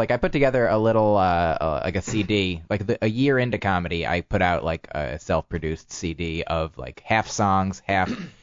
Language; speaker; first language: English; native; English